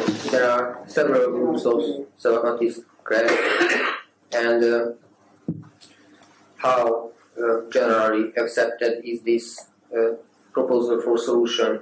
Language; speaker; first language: English; non-native, fluent; Hungarian